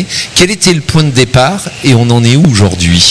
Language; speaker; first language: French; native; French